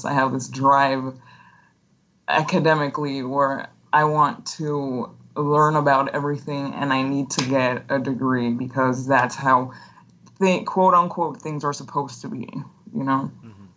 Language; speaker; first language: English; non-native, fluent; Spanish